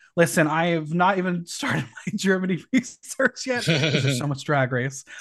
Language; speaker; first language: English; native; English